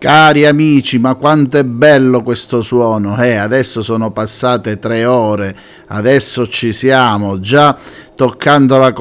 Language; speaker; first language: Italian; native; Italian